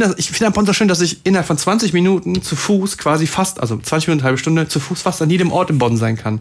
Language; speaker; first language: German; native; German